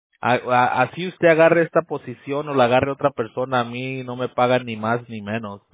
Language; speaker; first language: Spanish; early bilingual, heritage; Spanish